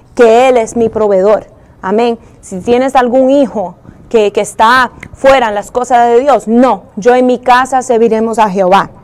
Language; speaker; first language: Spanish; early bilingual, heritage; Spanish